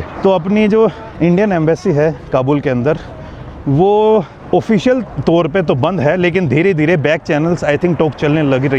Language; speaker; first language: Hindi; native; Hindi